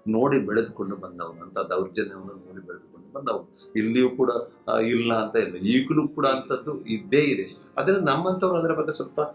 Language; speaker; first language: Kannada; non-native, local second language; Konkani